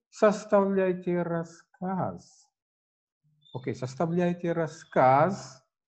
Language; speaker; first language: Russian; non-native, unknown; Filipino